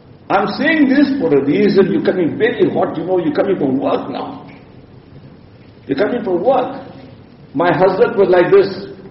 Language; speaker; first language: English; native; English